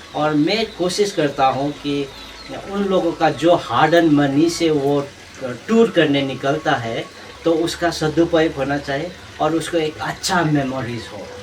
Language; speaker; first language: Hindi; non-native, local second language; Nepali